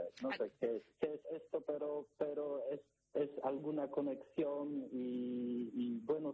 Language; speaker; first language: Spanish; non-native, learner; Polish